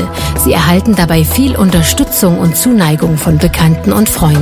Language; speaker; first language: German; native; German